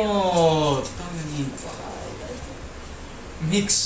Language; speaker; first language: Finnish; early bilingual, other home language; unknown